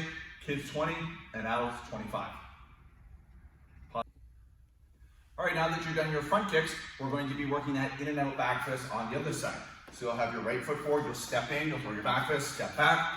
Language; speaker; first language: English; native; English